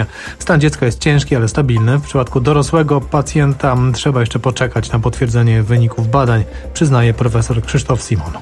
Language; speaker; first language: Polish; native; Polish